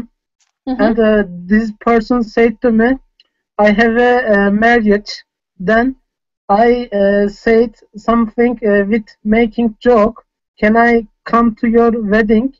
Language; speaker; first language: English; non-native, fluent; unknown